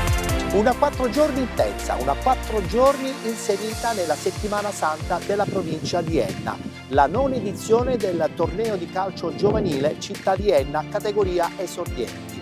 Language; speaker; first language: Italian; native; Italian